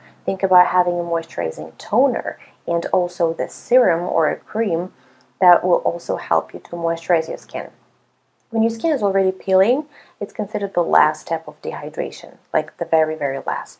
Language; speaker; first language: English; non-native, fluent; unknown